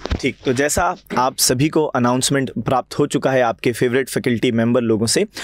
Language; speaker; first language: Hindi; native; Hindi